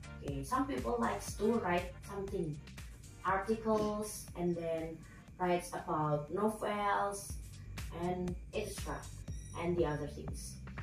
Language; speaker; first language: English; non-native, fluent; Indonesian